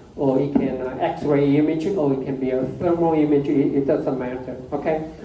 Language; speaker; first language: English; non-native, fluent; Chinese